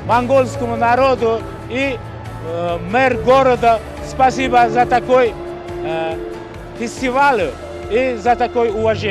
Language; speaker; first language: Russian; non-native, learner; Uzbek